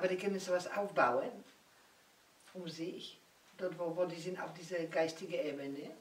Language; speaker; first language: German; non-native, learner; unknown